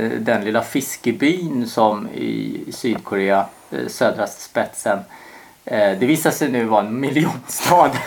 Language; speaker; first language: Swedish; early bilingual, other home language; Korean